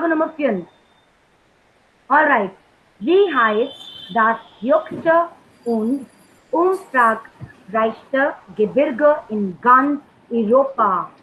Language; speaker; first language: German; non-native, learner; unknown